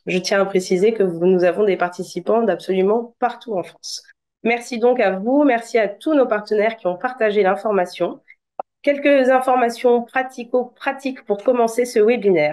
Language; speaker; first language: French; native; French